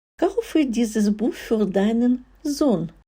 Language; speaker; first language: German; non-native, fluent; Ukrainian